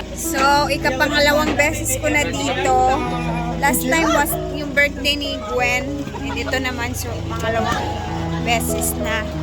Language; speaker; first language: Filipino; non-native, local second language; Cebuano